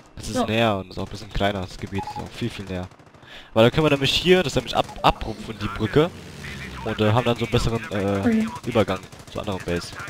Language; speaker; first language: German; native; German